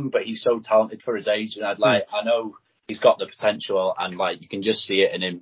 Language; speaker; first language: English; non-native, local second language; Welsh